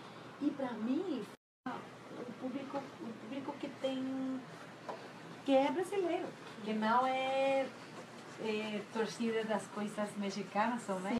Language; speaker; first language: Portuguese; non-native, fluent; Spanish